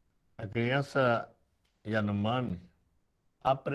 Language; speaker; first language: Portuguese; non-native, local second language; Yanomámi